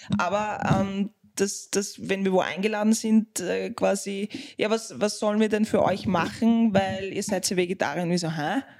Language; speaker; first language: German; native; German